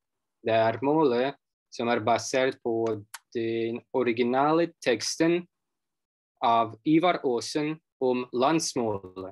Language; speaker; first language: Norwegian; non-native, fluent; Russian